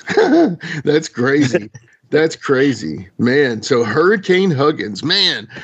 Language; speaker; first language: English; native; English